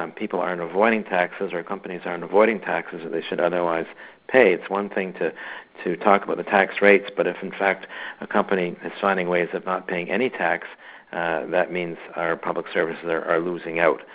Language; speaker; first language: English; native; English